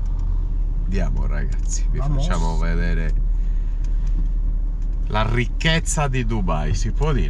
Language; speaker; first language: Italian; native; Italian